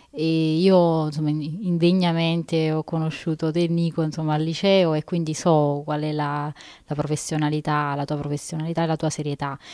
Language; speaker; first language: Italian; native; Italian